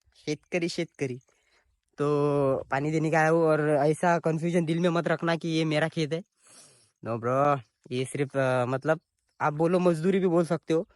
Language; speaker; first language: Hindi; non-native, local second language; Marathi